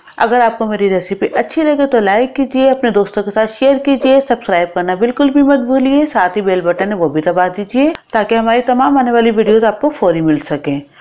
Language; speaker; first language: Urdu; native; Urdu